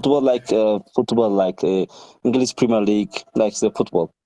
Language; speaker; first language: English; non-native, learner; Amharic